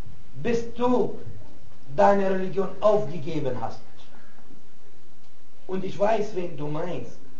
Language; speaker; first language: German; non-native, fluent; Arabic